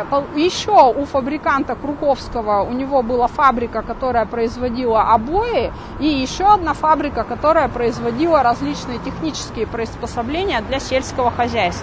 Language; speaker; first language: Russian; native; Russian